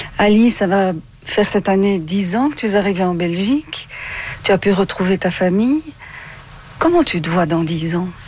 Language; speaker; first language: French; native; French